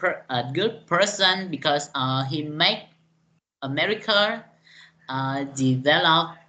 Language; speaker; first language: English; non-native, learner; Vietnamese